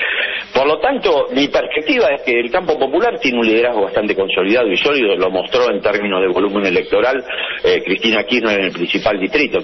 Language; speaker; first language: Spanish; native; Spanish